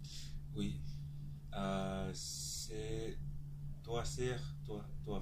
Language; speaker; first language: French; non-native, learner; Tongan